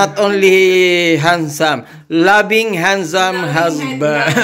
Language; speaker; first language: English; non-native, local second language; Filipino